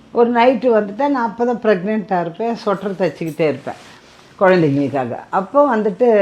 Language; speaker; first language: Tamil; non-native, local second language; Telugu